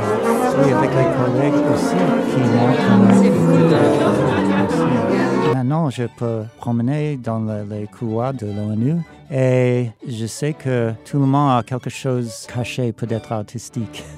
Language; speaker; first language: French; non-native, fluent; English